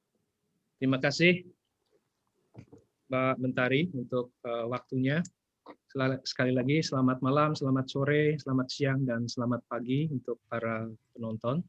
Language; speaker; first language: Indonesian; native; Indonesian